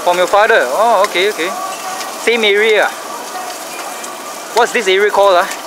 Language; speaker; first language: English; non-native, local second language; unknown